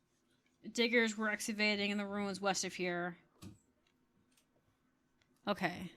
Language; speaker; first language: English; native; English